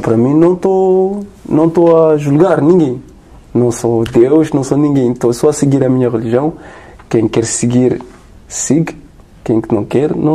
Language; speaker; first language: Portuguese; non-native, learner; French